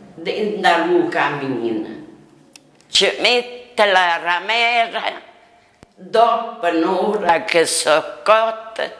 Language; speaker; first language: Italian; native; Italian